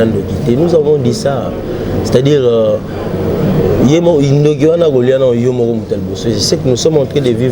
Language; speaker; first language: French; non-native, local second language; Lingala